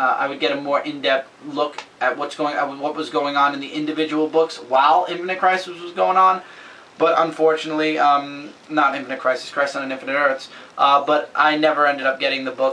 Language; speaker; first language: English; native; English